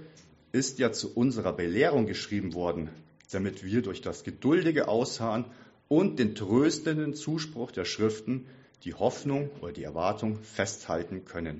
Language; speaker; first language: German; native; German